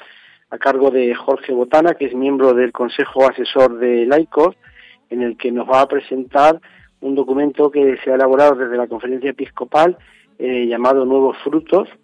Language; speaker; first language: Spanish; native; Spanish